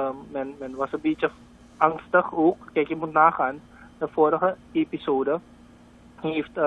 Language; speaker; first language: Dutch; native; Dutch